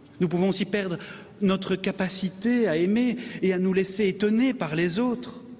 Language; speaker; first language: French; native; French